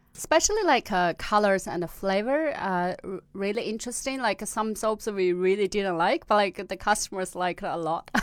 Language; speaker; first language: English; non-native, fluent; Tibetan